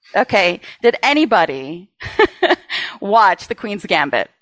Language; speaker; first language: English; early bilingual, other home language; Spanish